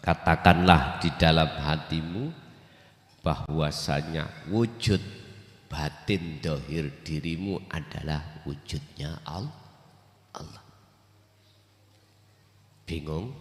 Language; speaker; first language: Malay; non-native, local second language; Javanese